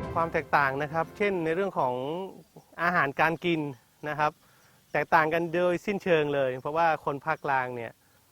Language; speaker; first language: Thai; non-native, local second language; Malay